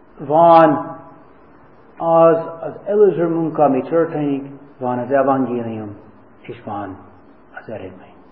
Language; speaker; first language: Hungarian; non-native, fluent; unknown